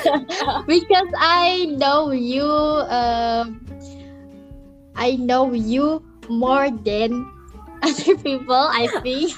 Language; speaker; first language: English; non-native, learner; Indonesian